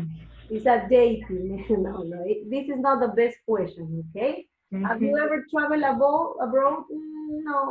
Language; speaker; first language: English; non-native, learner; Spanish